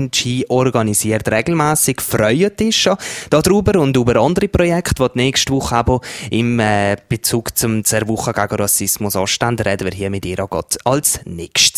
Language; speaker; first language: German; native; German